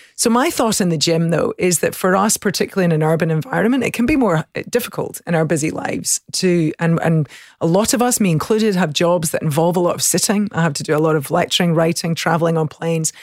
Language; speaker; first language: English; native; English